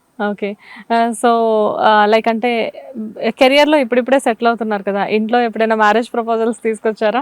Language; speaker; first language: Telugu; native; Telugu